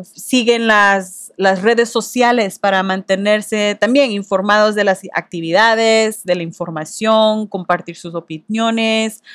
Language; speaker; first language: Spanish; early bilingual, heritage; Spanish